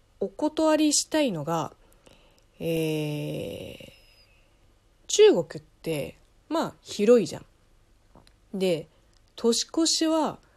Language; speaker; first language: Japanese; non-native, fluent; Chinese